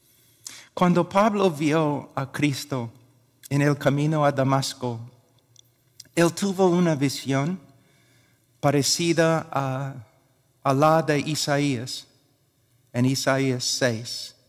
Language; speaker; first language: Spanish; non-native, fluent; English